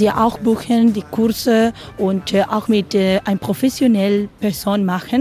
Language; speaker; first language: German; non-native, learner; Spanish